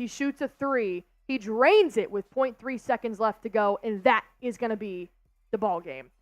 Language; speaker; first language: English; native; English